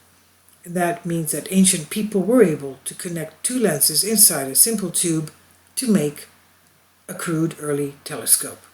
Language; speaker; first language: English; non-native, fluent; Greek